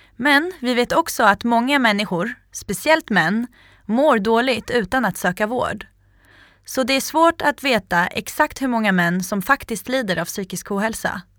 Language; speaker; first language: Swedish; native; Swedish